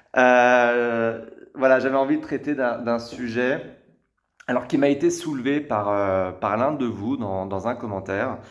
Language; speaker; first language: French; native; French